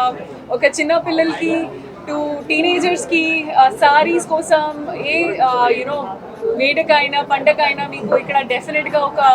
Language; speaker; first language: Telugu; non-native, local second language; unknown